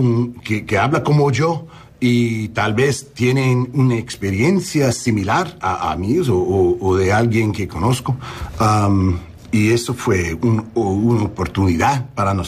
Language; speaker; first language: Spanish; early bilingual, heritage; English